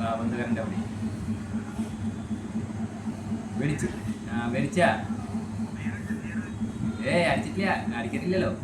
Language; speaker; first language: Malayalam; non-native, fluent; Bangla